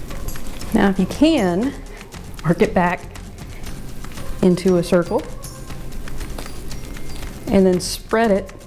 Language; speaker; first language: English; native; English